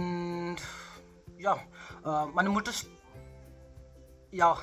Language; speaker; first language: German; non-native, learner; Hindi